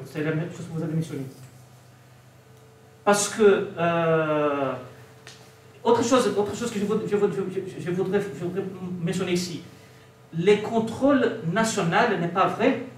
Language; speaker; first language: French; non-native, learner; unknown